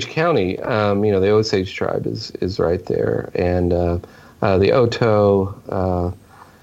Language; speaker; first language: English; native; English